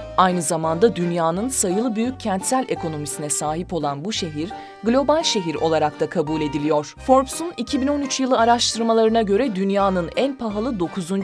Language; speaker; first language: Turkish; native; Turkish